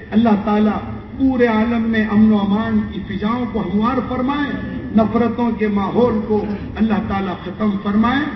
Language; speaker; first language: Urdu; non-native, local second language; Gujarati